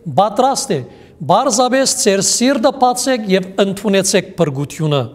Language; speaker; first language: Armenian; native; Armenian